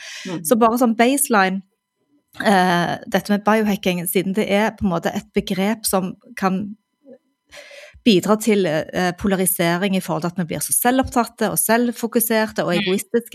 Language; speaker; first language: Norwegian; native; Norwegian